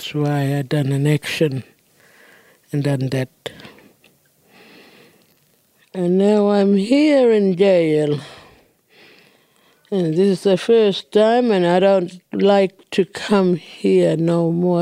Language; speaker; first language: English; non-native, local second language; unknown